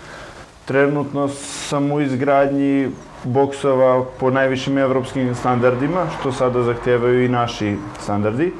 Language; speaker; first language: Serbian; native; Serbian